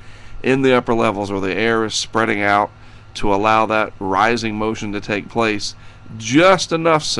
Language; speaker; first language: English; native; English